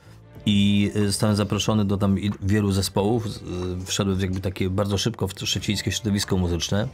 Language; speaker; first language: Polish; native; Polish